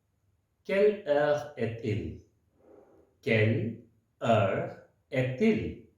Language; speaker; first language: French; non-native, fluent; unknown